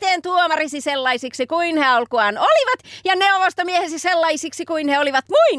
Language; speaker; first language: Finnish; native; Finnish